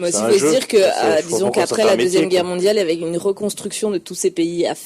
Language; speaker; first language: French; native; French